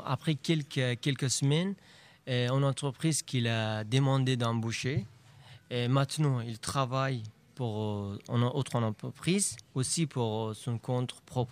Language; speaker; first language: French; non-native, learner; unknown